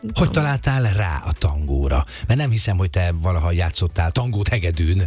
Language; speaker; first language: Hungarian; native; Hungarian